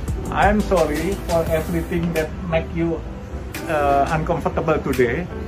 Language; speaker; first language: English; non-native, learner; Indonesian